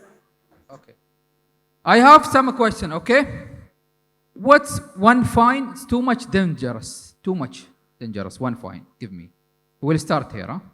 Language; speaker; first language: English; non-native, learner; Arabic